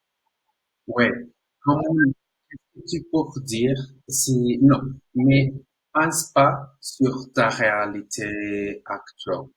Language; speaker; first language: French; non-native, learner; Spanish